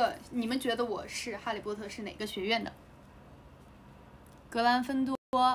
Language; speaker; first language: Chinese; native; Chinese